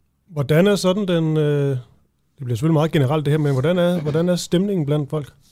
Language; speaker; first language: Danish; native; Danish